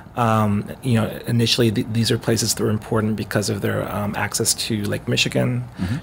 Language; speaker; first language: English; native; English